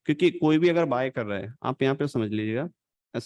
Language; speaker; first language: Hindi; native; Hindi